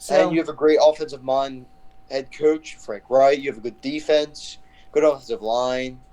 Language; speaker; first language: English; native; English